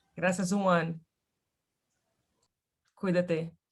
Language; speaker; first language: Spanish; non-native, learner; Portuguese